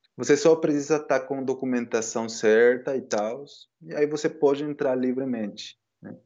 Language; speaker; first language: Portuguese; non-native, fluent; Spanish